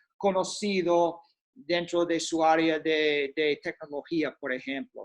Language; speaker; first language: Spanish; non-native, fluent; English